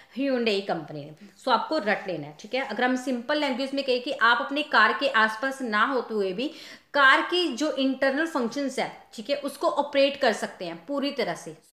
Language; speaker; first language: Hindi; non-native, local second language; Punjabi